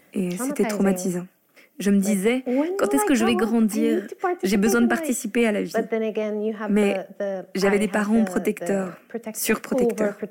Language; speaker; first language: French; non-native, fluent; Arabic